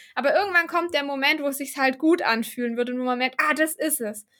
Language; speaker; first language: German; native; German